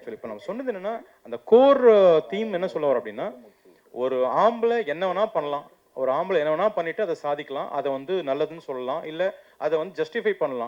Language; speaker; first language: Tamil; native; Tamil